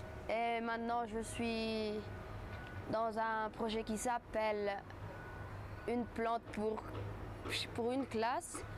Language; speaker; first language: French; non-native, fluent; Spanish